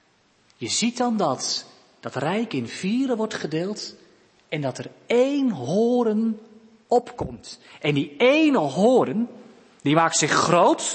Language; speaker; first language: Dutch; native; Dutch